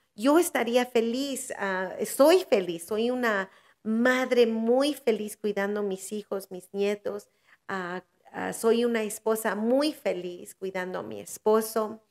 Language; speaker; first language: Spanish; early bilingual, heritage; Spanish